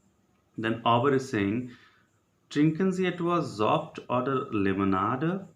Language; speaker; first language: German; non-native, learner; Hindi